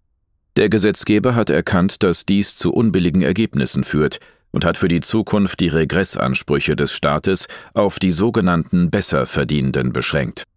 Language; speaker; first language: German; native; German